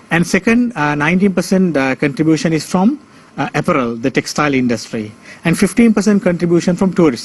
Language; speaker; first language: English; non-native, local second language; Sinhala